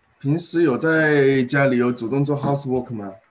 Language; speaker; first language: Chinese; native; Chinese